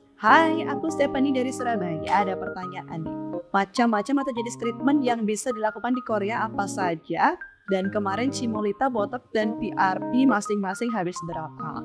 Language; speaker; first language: Indonesian; native; Indonesian